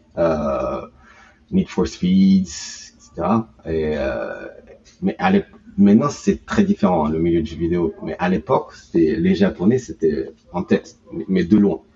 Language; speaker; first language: French; early bilingual, heritage; French